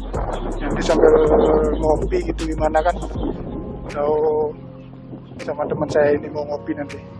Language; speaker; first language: Indonesian; non-native, local second language; Balinese